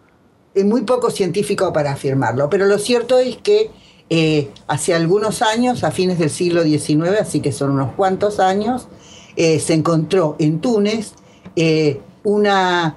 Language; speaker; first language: Spanish; native; Spanish